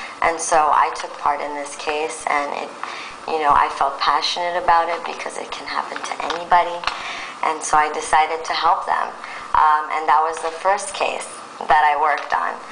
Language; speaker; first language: English; early bilingual, other home language; Persian